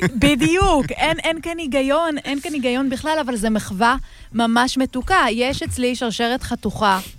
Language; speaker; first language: Hebrew; native; Hebrew